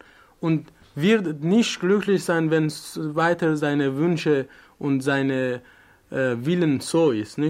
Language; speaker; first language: German; non-native, learner; Persian